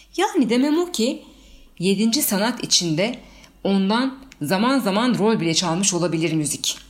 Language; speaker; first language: Turkish; native; Turkish